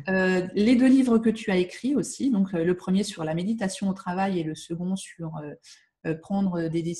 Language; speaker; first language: French; native; French